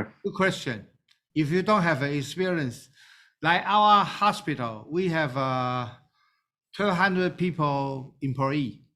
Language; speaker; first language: English; non-native, learner; Chinese